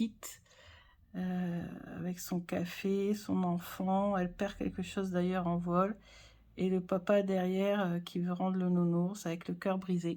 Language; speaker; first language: French; native; French